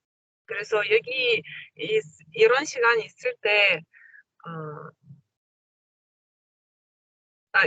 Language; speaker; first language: Korean; non-native, learner; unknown